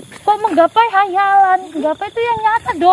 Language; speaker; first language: Indonesian; native; Indonesian